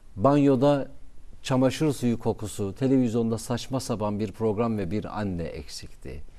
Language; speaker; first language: Turkish; non-native, local second language; Kurdish